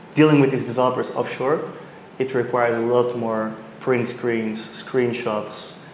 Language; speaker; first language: English; non-native, fluent; Dutch